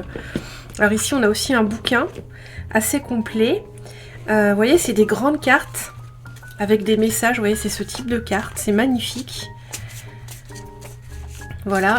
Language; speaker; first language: French; native; French